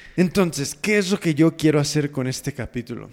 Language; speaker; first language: Spanish; native; Spanish